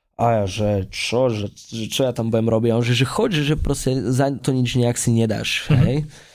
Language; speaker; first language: Slovak; native; Slovak